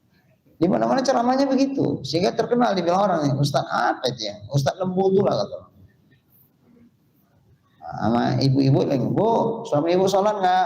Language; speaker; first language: Indonesian; native; Indonesian